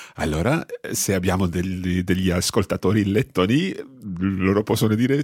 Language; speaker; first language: Italian; non-native, fluent; English